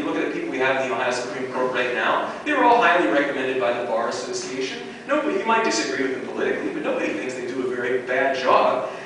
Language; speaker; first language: English; native; English